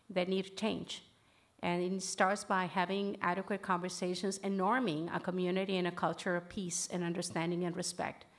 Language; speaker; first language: English; early bilingual, other home language; Spanish